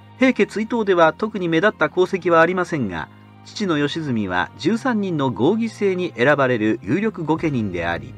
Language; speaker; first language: Japanese; native; Japanese